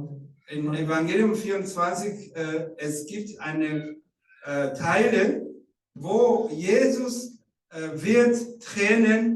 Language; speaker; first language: German; non-native, learner; Rundi